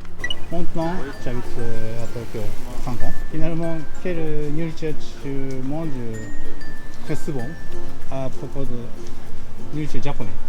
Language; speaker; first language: French; non-native, learner; Japanese